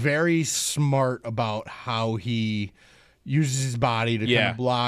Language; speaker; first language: English; native; English